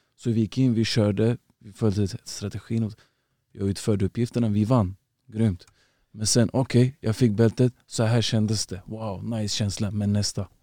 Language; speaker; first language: Swedish; early bilingual, other home language; Uzbek